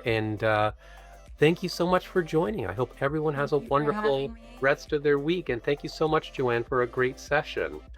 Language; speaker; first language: English; native; English